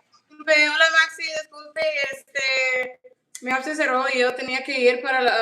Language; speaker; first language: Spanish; non-native, learner; English